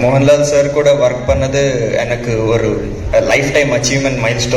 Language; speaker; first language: Tamil; non-native, learner; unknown